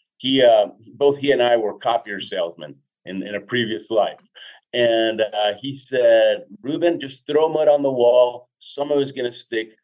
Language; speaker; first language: English; early bilingual, other home language; Spanish